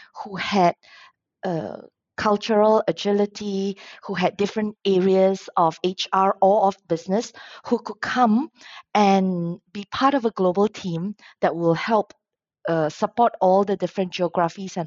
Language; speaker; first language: English; non-native, local second language; Min Nan Chinese